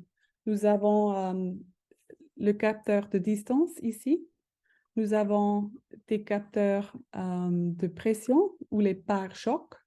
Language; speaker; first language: French; non-native, fluent; German